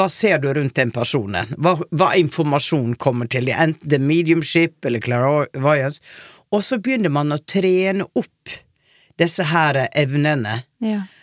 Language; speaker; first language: Norwegian; native; Norwegian